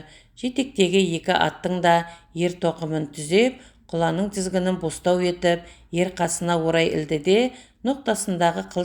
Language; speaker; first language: Kazakh; native; Kazakh